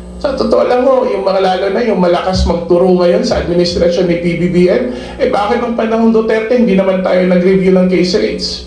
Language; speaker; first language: Filipino; native; Filipino